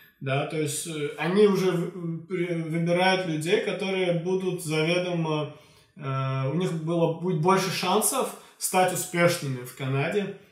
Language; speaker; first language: Russian; non-native, local second language; Azerbaijani